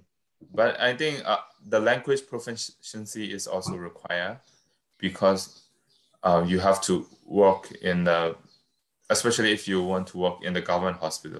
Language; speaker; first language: English; non-native, fluent; Burmese